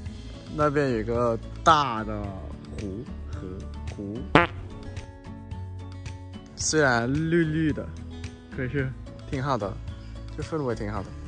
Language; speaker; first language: Chinese; non-native, fluent; Thai